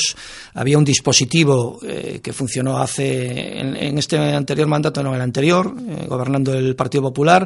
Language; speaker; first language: Spanish; native; Spanish